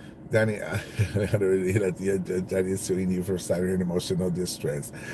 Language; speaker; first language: English; early bilingual, other home language; Spanish